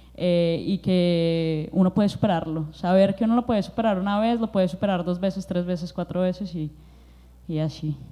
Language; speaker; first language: Spanish; native; Spanish